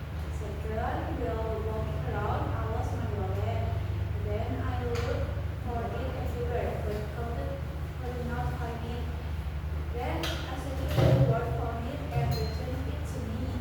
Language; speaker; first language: English; non-native, learner; Indonesian